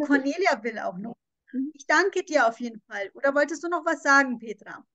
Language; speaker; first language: German; native; German